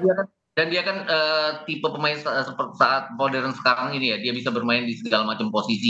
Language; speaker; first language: Indonesian; native; Indonesian